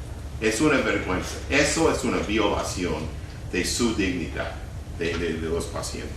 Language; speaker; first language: Spanish; non-native, fluent; English